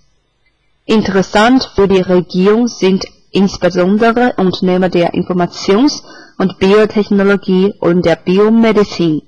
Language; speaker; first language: German; non-native, fluent; Chinese